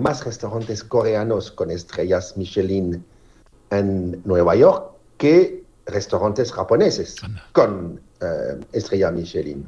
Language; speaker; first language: Spanish; non-native, fluent; French